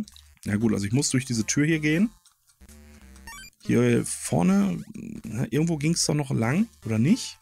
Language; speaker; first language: German; native; German